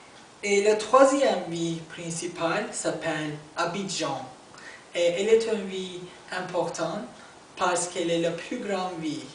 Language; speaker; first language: French; non-native, learner; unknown